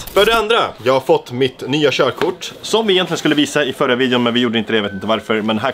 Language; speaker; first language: Swedish; native; Swedish